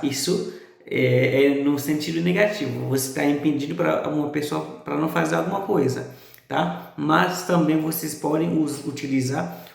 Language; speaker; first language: Portuguese; non-native, fluent; Haitian Creole